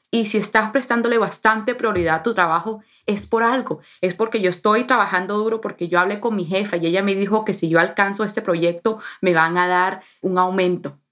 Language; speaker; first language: Spanish; early bilingual, heritage; Spanish